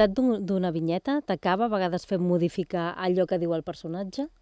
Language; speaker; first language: Catalan; native; Catalan